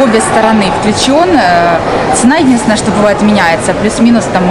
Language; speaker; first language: Russian; native; Russian